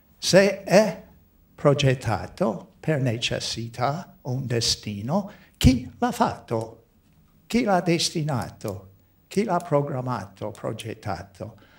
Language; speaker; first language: Italian; non-native, fluent; English